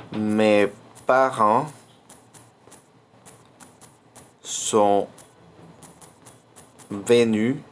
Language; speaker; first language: French; non-native, fluent; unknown